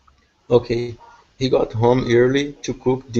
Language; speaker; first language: English; non-native, learner; Portuguese